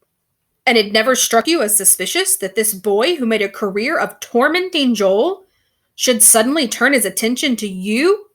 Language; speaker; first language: English; native; English